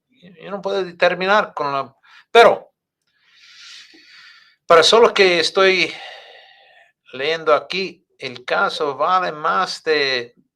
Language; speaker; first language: Spanish; non-native, fluent; English